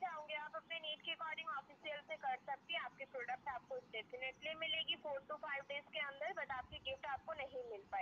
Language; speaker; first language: Hindi; native; Hindi